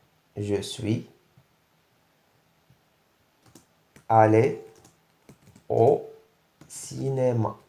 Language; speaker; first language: French; non-native, local second language; Arabic